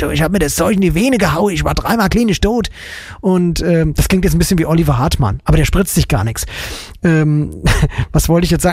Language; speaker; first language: German; native; German